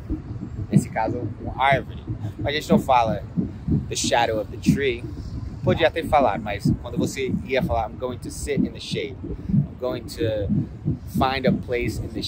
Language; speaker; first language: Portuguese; non-native, fluent; English